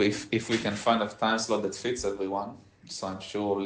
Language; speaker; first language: English; non-native, learner; Hebrew